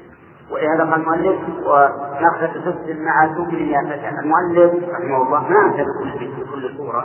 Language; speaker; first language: Arabic; native; Arabic